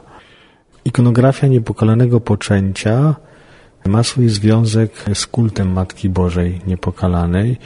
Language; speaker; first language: Polish; native; Polish